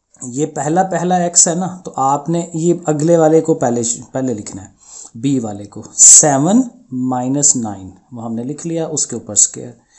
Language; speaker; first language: Urdu; non-native, local second language; Punjabi